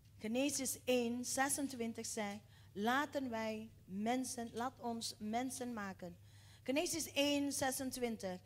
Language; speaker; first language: Dutch; non-native, fluent; Indonesian